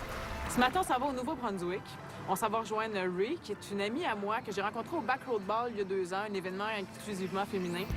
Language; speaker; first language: French; native; French